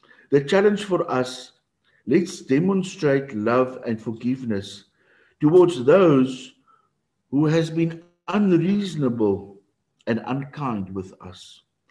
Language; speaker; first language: English; non-native, local second language; Afrikaans